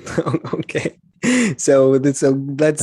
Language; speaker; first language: English; non-native, fluent; Hebrew